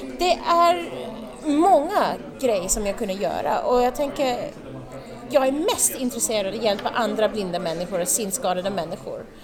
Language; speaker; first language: Swedish; non-native, learner; English